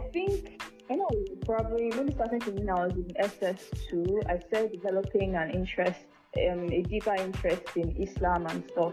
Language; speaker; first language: English; non-native, local second language; Yoruba